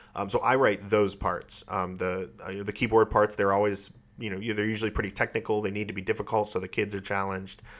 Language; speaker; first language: English; native; English